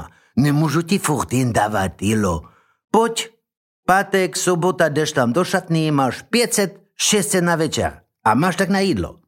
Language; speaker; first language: Czech; non-native, learner; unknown